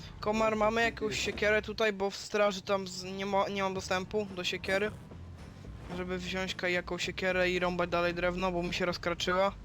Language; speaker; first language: Polish; native; Polish